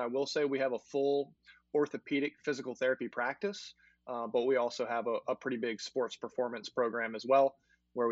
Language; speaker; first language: English; native; English